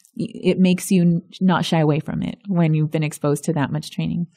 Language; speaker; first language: English; early bilingual, other home language; Spanish